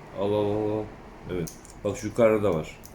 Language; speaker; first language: Turkish; native; Turkish